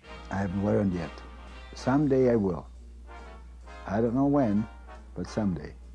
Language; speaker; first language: English; non-native, fluent; German